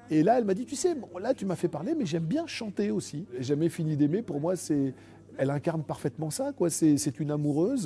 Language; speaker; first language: French; native; French